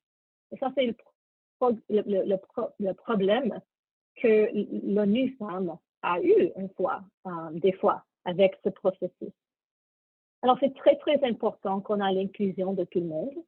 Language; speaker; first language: French; non-native, learner; English